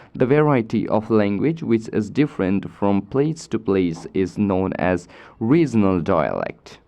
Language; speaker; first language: English; non-native, local second language; Nepali